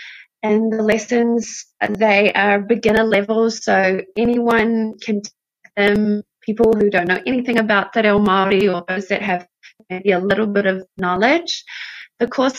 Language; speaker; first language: English; native; English